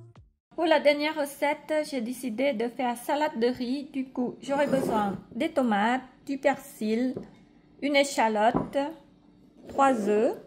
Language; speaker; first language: French; non-native, fluent; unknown